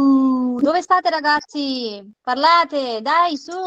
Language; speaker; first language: Italian; non-native, fluent; Urdu